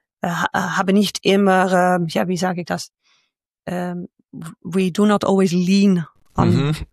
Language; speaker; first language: German; non-native, fluent; Dutch